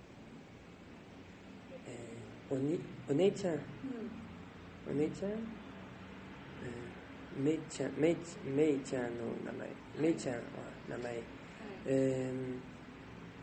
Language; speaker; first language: Japanese; non-native, learner; French